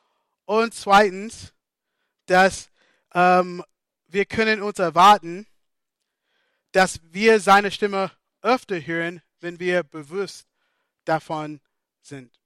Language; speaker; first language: German; non-native, fluent; English